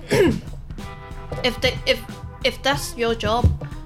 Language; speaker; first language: English; non-native, local second language; Cantonese